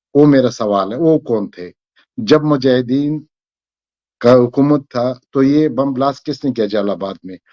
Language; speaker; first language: Hindi; non-native, fluent; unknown